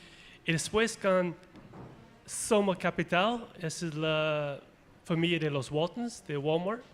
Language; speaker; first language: Spanish; non-native, fluent; English